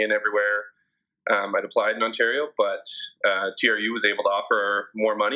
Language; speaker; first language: English; native; English